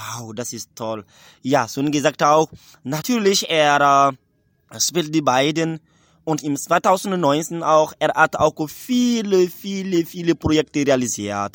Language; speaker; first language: German; non-native, learner; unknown